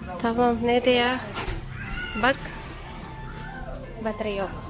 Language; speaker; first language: Turkish; non-native, learner; Indonesian